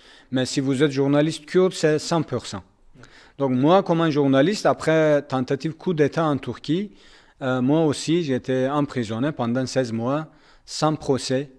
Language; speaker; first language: French; non-native, learner; Kurdish